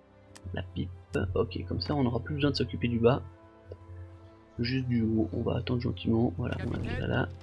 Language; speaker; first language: French; native; French